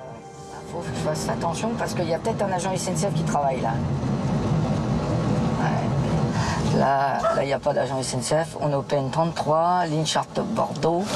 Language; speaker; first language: French; native; French